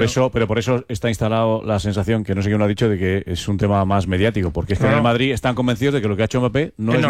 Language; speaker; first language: Spanish; native; Spanish